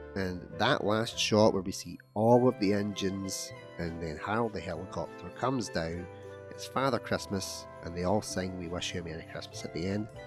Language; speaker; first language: English; native; English